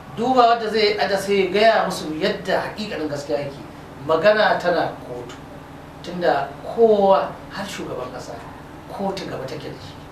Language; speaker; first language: Hausa; native; Hausa